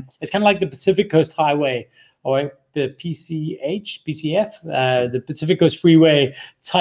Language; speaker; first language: English; native; English